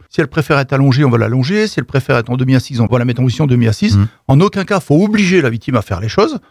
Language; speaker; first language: French; native; French